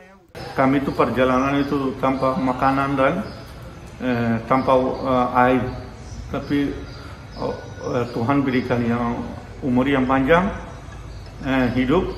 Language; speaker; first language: Indonesian; non-native, learner; Rohingya